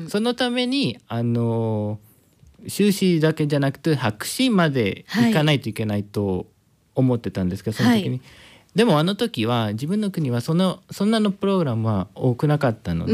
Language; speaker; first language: Japanese; non-native, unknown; Spanish